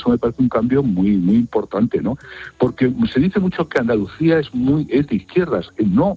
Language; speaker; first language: Spanish; native; Spanish